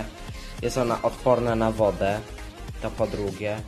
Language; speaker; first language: Polish; native; Polish